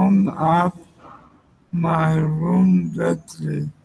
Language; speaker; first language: English; non-native, learner; Spanish